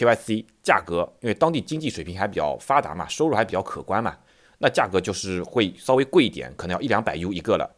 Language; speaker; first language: Chinese; native; Chinese